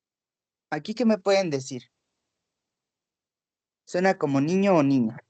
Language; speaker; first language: Spanish; native; Spanish